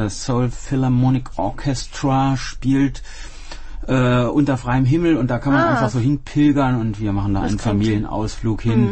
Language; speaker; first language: German; native; German